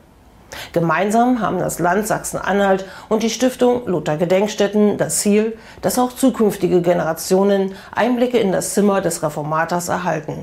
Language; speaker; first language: German; native; German